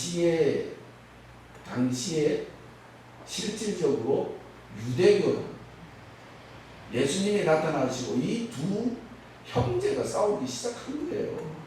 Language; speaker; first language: Korean; native; Korean